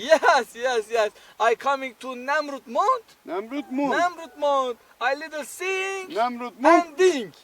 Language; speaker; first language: English; non-native, learner; Turkish